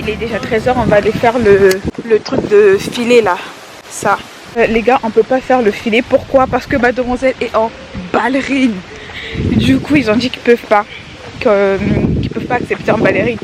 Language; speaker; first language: French; native; French